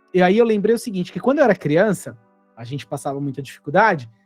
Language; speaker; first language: Portuguese; native; Portuguese